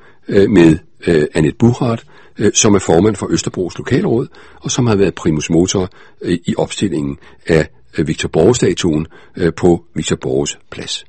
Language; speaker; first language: Danish; native; Danish